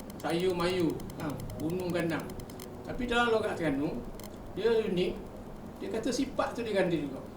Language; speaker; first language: Malay; native; Malay